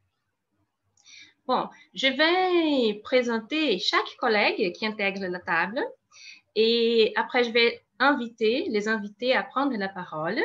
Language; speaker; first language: French; non-native, fluent; Portuguese